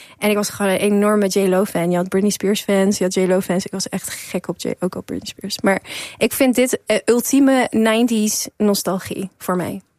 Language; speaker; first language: Dutch; early bilingual, other home language; Persian